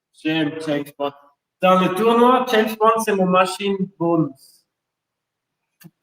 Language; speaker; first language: French; non-native, learner; German